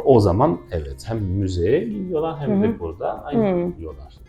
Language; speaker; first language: Turkish; non-native, fluent; French